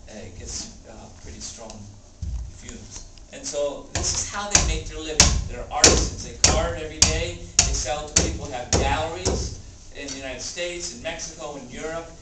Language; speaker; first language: English; native; English